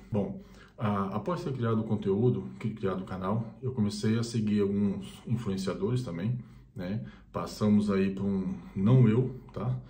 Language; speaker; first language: Portuguese; native; Portuguese